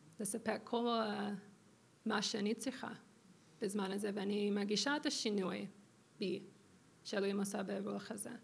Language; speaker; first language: Hebrew; non-native, fluent; English